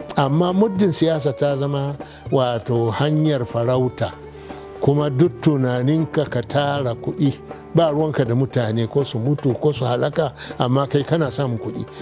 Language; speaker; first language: Hausa; non-native, local second language; Arabic